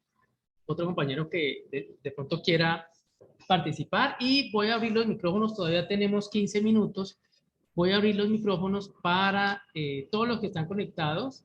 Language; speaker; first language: Spanish; native; Spanish